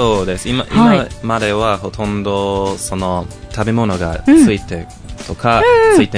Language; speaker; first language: Japanese; non-native, fluent; English